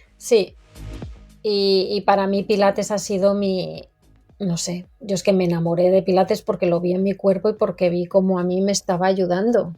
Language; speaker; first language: Spanish; native; Spanish